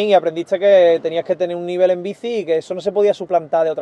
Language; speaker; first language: Spanish; native; Spanish